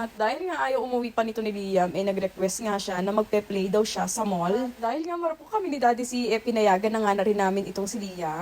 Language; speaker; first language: Filipino; native; Filipino